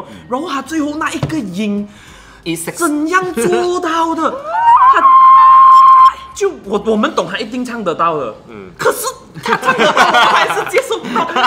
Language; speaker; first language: Chinese; native; Chinese